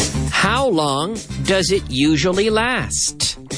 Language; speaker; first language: English; native; English